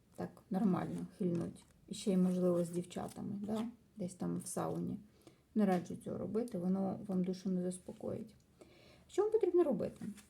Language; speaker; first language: Ukrainian; non-native, local second language; Russian